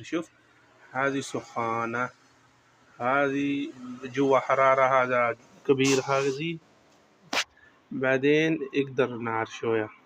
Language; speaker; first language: Arabic; non-native, learner; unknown